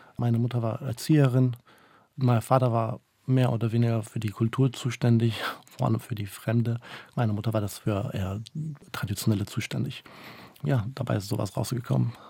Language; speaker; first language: German; early bilingual, other home language; Kurdish